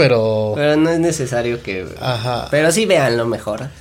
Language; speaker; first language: Spanish; native; Spanish